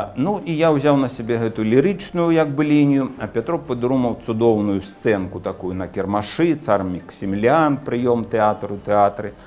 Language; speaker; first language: Belarusian; native; Belarusian